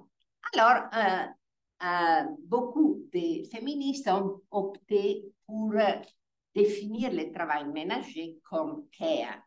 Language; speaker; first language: French; non-native, fluent; Italian